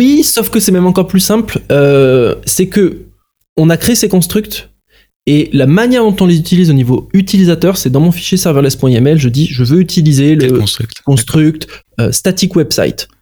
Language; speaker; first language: French; native; French